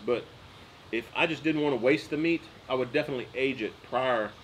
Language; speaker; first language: English; native; English